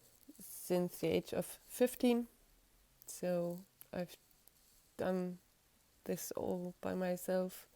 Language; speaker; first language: English; non-native, fluent; German